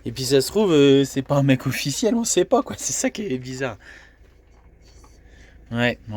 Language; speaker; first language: French; native; French